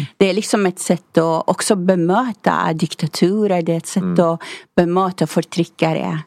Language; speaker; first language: Swedish; non-native, fluent; Persian